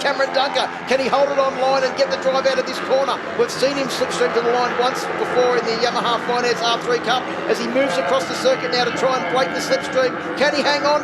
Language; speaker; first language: English; native; English